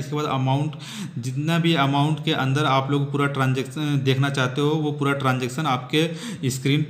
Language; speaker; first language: Hindi; native; Hindi